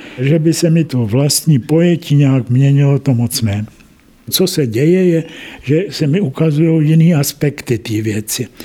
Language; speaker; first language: Czech; native; Czech